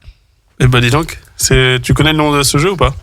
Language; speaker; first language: French; native; French